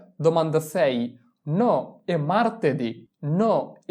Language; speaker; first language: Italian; non-native, fluent; Bangla